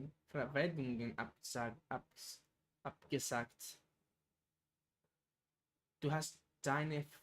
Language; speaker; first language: German; non-native, learner; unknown